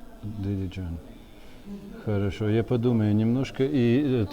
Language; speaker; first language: Russian; non-native, fluent; Latvian